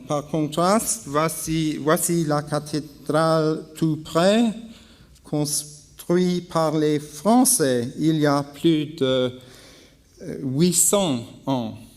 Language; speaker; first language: French; non-native, learner; English